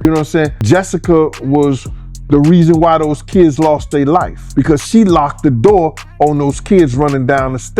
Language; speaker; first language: English; native; English